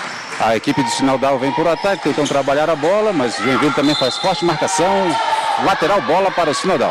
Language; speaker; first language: Portuguese; native; Portuguese